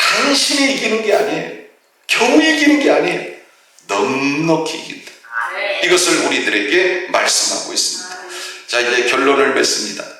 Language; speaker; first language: Korean; native; Korean